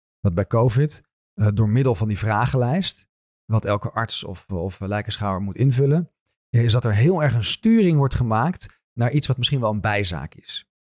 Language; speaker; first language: Dutch; native; Dutch